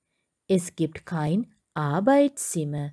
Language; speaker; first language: German; non-native, learner; Sinhala